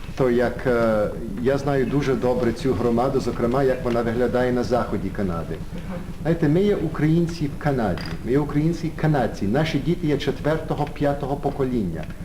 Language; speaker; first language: Ukrainian; early bilingual, heritage; Ukrainian